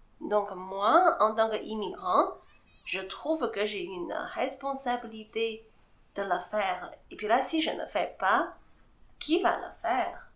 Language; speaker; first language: French; non-native, fluent; Chinese